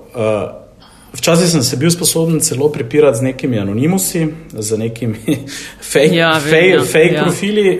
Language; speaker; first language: Slovenian; native; Slovenian